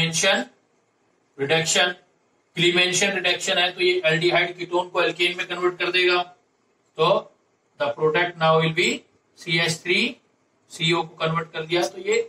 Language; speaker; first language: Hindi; native; Hindi